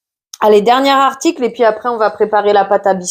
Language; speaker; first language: French; native; French